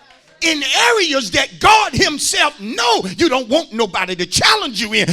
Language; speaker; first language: English; native; English